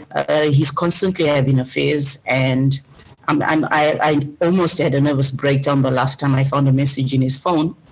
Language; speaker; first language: English; non-native, local second language; Shona